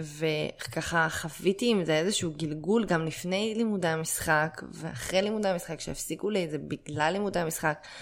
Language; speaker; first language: Hebrew; early bilingual, other home language; Russian